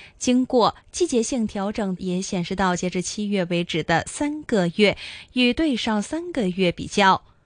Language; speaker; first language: Chinese; non-native, local second language; Cantonese